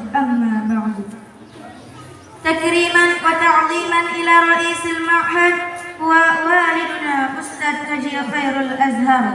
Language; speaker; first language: Arabic; non-native, learner; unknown